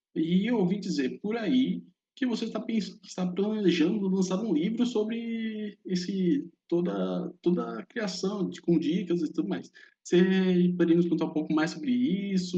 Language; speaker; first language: Portuguese; native; Portuguese